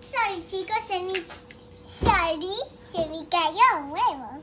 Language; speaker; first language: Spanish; early bilingual, heritage; Spanish